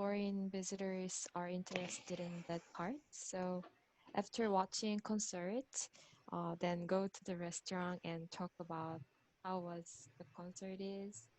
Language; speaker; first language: English; non-native, learner; Korean